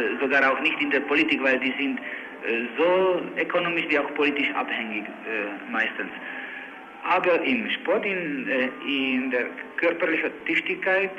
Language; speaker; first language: German; non-native, learner; Czech